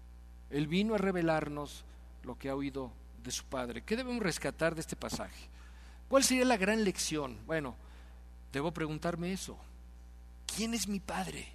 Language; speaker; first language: Spanish; native; Spanish